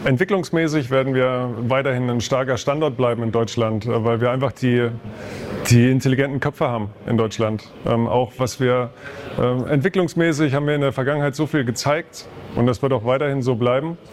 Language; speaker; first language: German; native; German